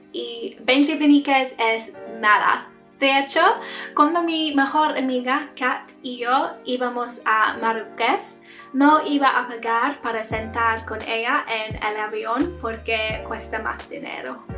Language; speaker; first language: Spanish; non-native, learner; English